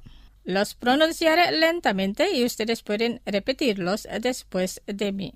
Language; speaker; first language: Spanish; non-native, fluent; Indonesian